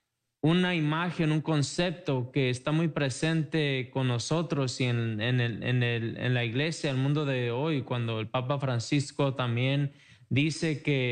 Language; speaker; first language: Spanish; native; Spanish